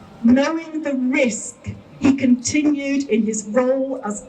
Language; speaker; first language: English; native; English